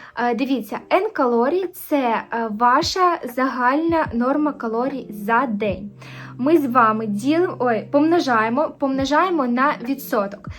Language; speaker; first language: Ukrainian; non-native, local second language; Russian